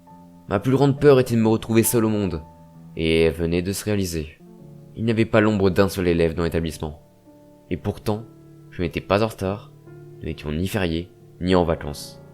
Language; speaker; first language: French; native; French